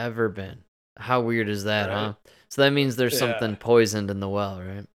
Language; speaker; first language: English; native; English